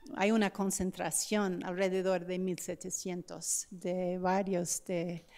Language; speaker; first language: Spanish; non-native, fluent; English